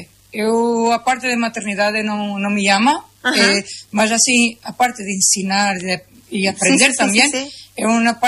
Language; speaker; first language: Spanish; non-native, learner; Portuguese